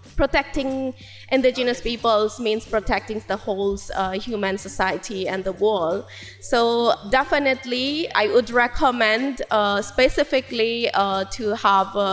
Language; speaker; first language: English; non-native, local second language; Kok Borok